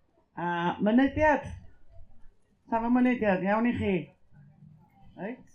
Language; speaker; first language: Welsh; native; Welsh